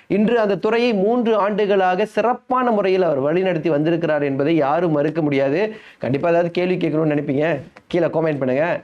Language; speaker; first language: Tamil; native; Tamil